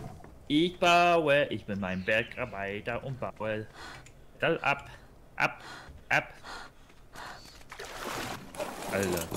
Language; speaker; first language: German; non-native, learner; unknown